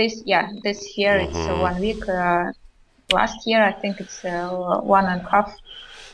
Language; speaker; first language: English; non-native, learner; Russian